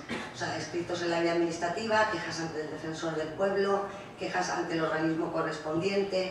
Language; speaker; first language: Spanish; native; Spanish